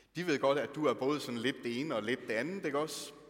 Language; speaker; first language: Danish; native; Danish